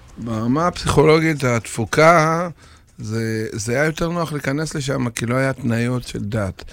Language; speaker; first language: Hebrew; non-native, fluent; Russian